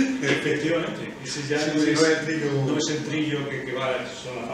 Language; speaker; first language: Spanish; native; Spanish